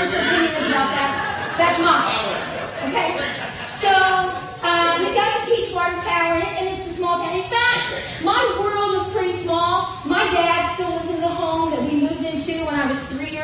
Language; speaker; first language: English; native; English